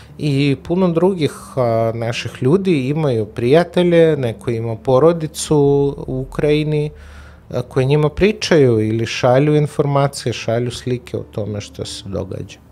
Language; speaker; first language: Serbian; non-native, fluent; Russian